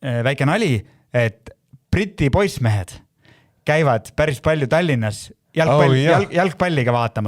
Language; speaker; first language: Estonian; native; Estonian